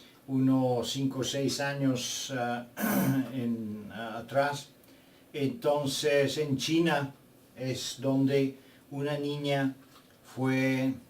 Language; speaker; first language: Spanish; non-native, fluent; Bulgarian